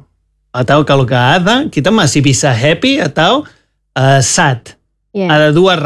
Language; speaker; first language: Indonesian; non-native, learner; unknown